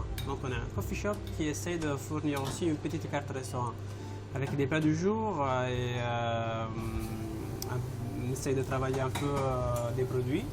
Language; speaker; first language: French; non-native, fluent; Italian